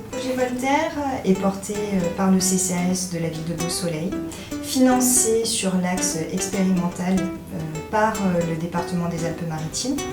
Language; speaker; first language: French; native; French